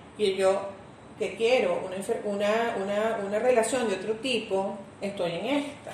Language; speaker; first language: Spanish; native; Spanish